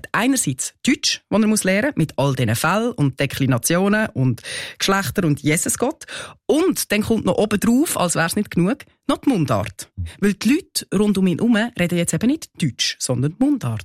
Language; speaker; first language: German; native; German